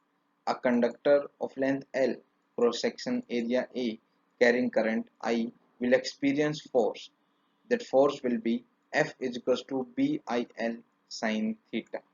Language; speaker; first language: English; non-native, local second language; Hindi